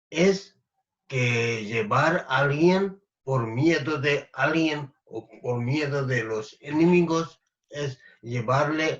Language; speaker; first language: Spanish; non-native, fluent; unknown